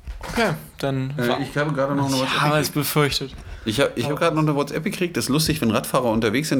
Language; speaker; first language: German; native; German